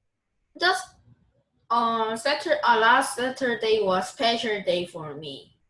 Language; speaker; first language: English; non-native, learner; Korean